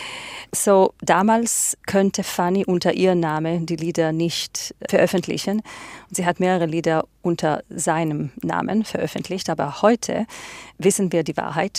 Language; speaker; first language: German; non-native, fluent; Hebrew